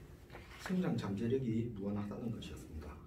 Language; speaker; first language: Korean; native; Korean